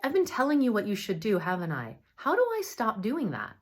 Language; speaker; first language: English; native; English